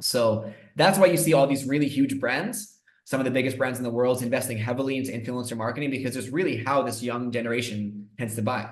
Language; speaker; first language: English; native; English